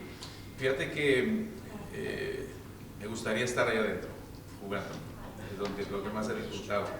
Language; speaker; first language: Spanish; native; Spanish